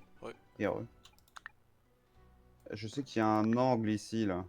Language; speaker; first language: French; native; French